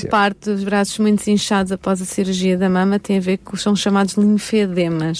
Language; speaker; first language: Portuguese; native; Portuguese